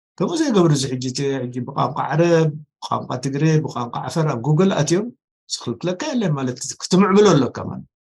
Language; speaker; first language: Tigrinya; non-native, local second language; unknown